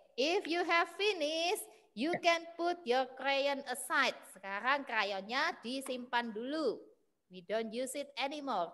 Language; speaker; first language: English; non-native, fluent; Indonesian